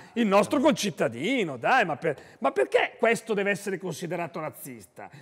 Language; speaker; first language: Italian; native; Italian